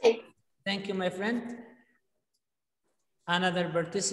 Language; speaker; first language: English; non-native, fluent; Arabic